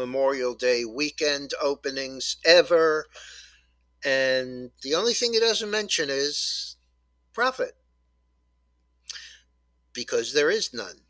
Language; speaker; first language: English; native; English